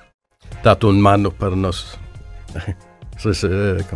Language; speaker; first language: Italian; non-native, learner; Swedish